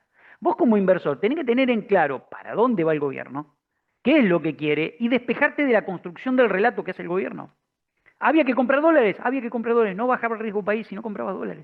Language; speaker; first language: Spanish; native; Spanish